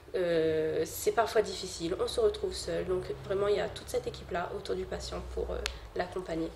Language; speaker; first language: French; non-native, local second language; Morisyen